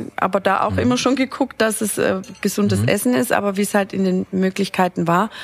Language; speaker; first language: German; native; German